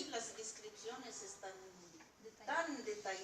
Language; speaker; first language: Spanish; non-native, learner; Arabic